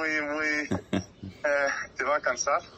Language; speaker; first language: Spanish; non-native, fluent; French